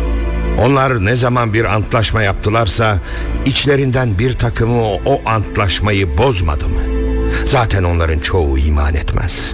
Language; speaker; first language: Turkish; native; Turkish